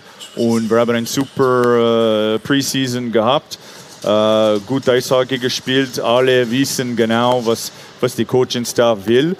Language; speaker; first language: German; non-native, fluent; English